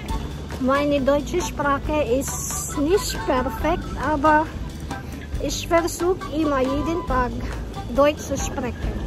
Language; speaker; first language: German; non-native, learner; Cebuano